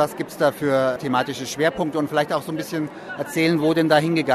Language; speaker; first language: German; native; German